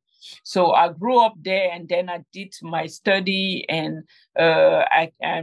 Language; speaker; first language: English; non-native, local second language; French